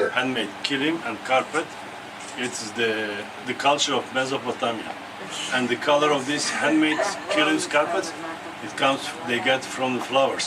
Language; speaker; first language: English; non-native, fluent; Kurdish